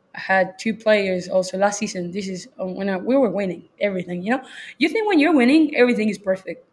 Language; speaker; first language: English; non-native, fluent; Spanish